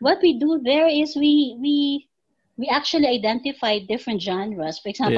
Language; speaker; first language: English; non-native, local second language; Filipino